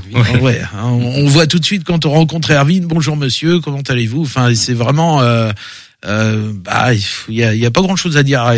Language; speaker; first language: French; native; French